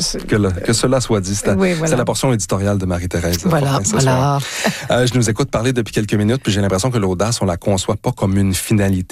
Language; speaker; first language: French; native; French